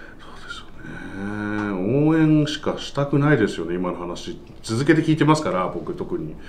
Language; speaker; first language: Japanese; native; Japanese